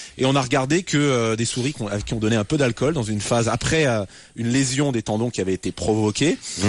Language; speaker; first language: French; native; French